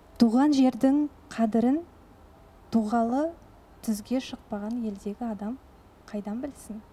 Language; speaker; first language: Kazakh; non-native, local second language; Russian